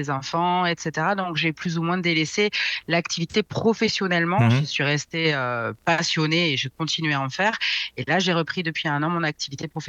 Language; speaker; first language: French; native; French